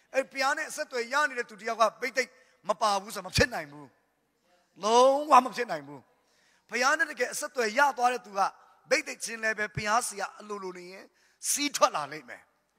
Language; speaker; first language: Burmese; non-native, local second language; Tedim Chin